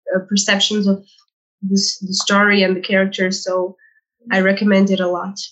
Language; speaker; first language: English; non-native, fluent; Portuguese